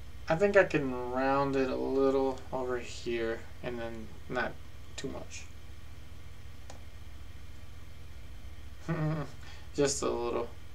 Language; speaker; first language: English; early bilingual, other home language; Spanish